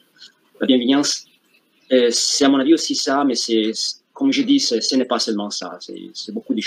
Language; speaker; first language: French; non-native, fluent; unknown